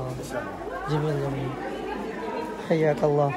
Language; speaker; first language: Arabic; non-native, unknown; Indonesian